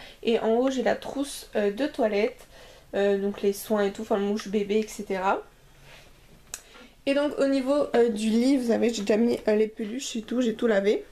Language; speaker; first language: French; native; French